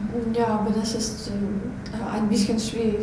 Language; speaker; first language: German; non-native, fluent; Russian